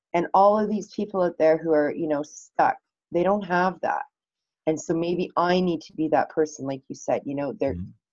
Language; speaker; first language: English; native; English